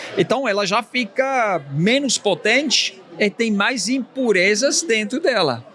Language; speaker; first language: Portuguese; non-native, fluent; Swiss German